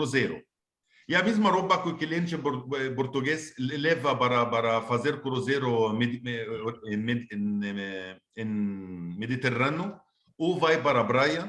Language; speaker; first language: Portuguese; non-native, fluent; Arabic